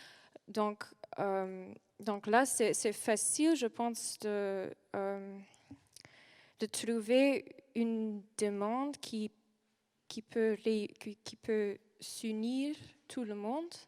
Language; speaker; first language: French; non-native, learner; English